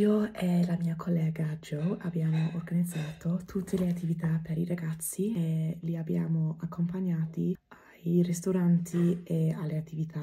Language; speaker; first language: Italian; non-native, fluent; English